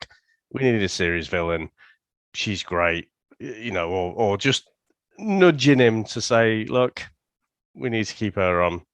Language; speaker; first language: English; native; English